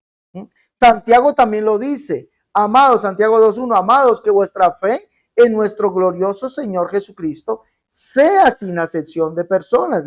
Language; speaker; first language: Spanish; native; Spanish